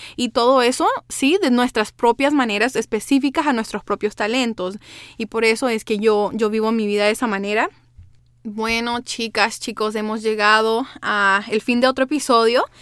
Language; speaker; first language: Spanish; early bilingual, heritage; Spanish